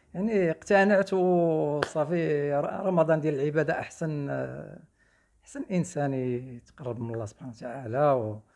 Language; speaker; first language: Arabic; native; Arabic